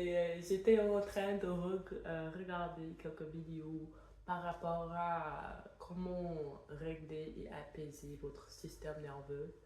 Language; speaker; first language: French; non-native, fluent; English